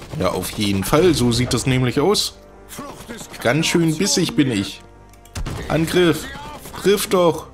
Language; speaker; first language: German; native; German